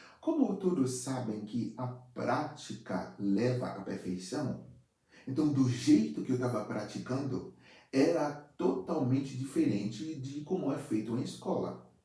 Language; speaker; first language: Portuguese; non-native, fluent; Haitian Creole